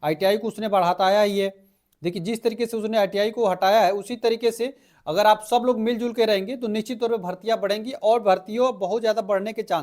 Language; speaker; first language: Hindi; native; Hindi